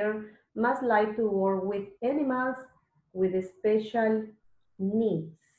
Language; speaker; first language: English; non-native, learner; Spanish